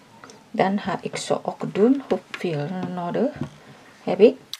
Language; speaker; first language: Dutch; non-native, learner; Indonesian